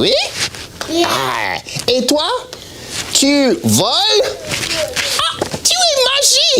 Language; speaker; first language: French; non-native, fluent; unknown